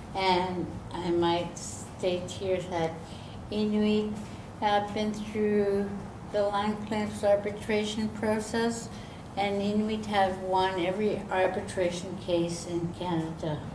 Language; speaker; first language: English; native; English